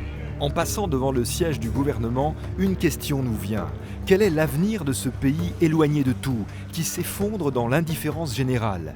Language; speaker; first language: French; native; French